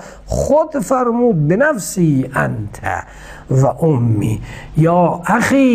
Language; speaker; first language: Persian; native; Persian